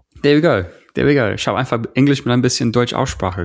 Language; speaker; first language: German; non-native, fluent; English